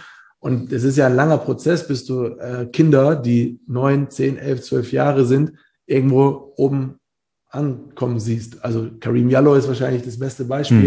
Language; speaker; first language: German; native; German